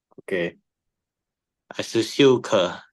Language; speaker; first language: Chinese; non-native, learner; Indonesian